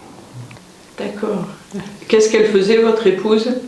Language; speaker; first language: French; native; French